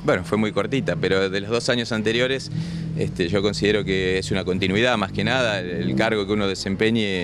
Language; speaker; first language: Spanish; native; Spanish